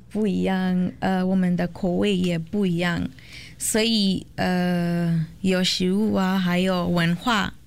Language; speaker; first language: Chinese; non-native, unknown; Portuguese